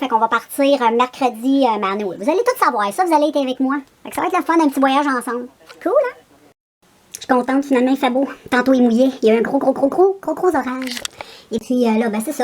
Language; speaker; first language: French; native; French